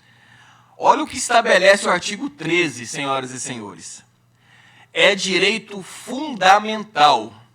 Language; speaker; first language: Portuguese; native; Portuguese